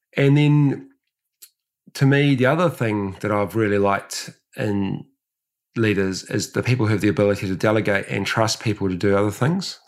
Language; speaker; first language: English; early bilingual, other home language; Samoan